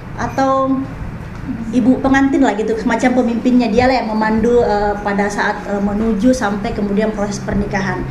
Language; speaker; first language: Indonesian; native; Indonesian